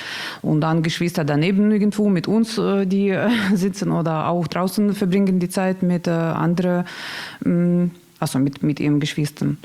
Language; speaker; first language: German; non-native, learner; Russian